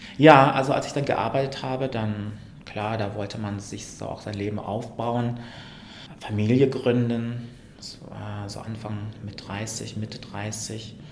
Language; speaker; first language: German; early bilingual, other home language; Vietnamese